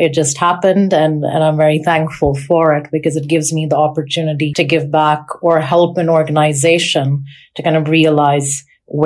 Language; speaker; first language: English; non-native, local second language; Urdu